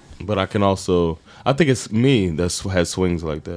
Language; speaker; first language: English; native; English